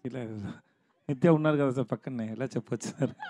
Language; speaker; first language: Telugu; non-native, learner; Tamil